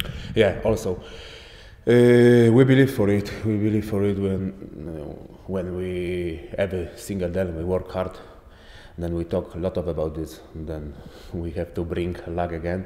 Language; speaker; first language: English; non-native, learner; Polish